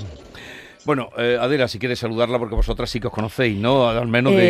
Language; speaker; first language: Spanish; native; Spanish